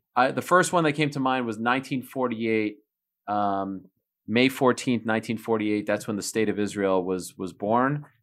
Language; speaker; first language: English; non-native, fluent; French